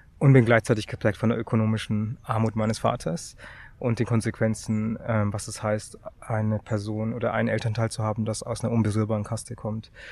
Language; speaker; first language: German; early bilingual, other home language; Tamil